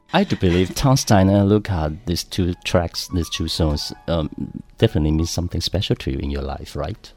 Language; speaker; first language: English; non-native, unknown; Chinese